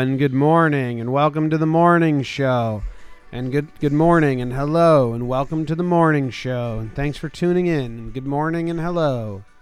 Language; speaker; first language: English; native; English